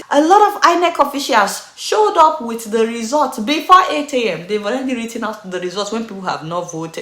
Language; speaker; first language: English; non-native, local second language; Yoruba